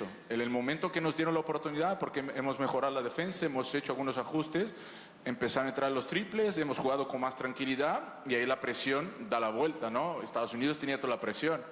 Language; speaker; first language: Spanish; non-native, fluent; Portuguese